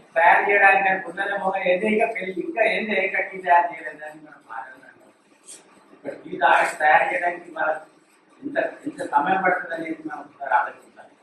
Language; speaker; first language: Telugu; native; Telugu